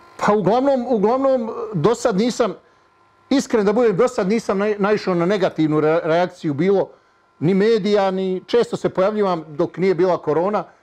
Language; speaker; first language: Bosnian; native; Bosnian